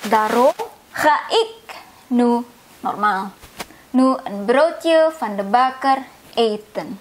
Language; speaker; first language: Dutch; non-native, fluent; Indonesian